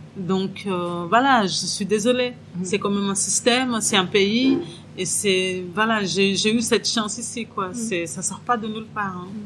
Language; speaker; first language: French; non-native, fluent; Portuguese